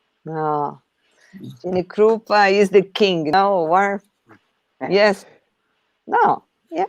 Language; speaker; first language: English; non-native, learner; Portuguese